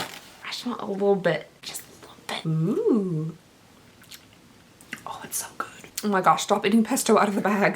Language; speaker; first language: English; native; English